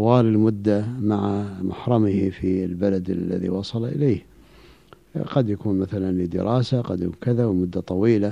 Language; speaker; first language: Arabic; native; Arabic